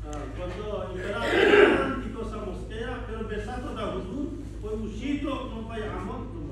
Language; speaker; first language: Italian; non-native, learner; Bangla